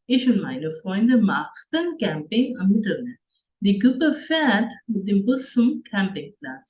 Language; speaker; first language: German; non-native, fluent; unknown